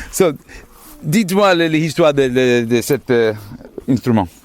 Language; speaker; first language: French; non-native, learner; English